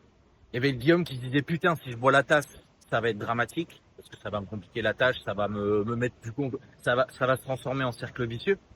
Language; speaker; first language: French; native; French